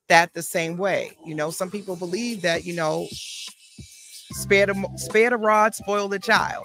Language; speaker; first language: English; native; English